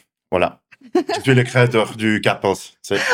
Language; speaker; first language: French; non-native, learner; Russian